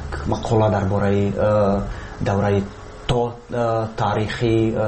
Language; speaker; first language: Tajik; non-native, fluent; Czech